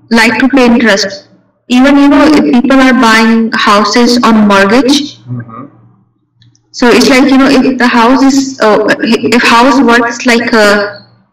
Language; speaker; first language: English; non-native, local second language; Urdu